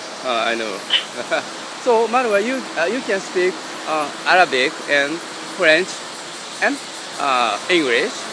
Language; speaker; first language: English; non-native, learner; Japanese